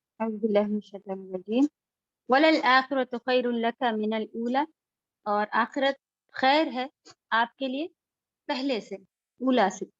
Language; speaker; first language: Urdu; native; Urdu